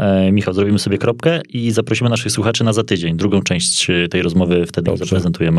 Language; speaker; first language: Polish; native; Polish